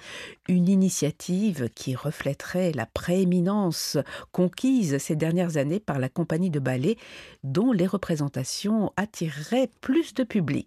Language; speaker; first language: French; native; French